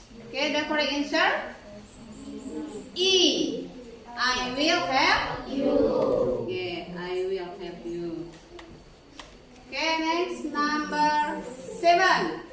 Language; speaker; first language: English; non-native, learner; Indonesian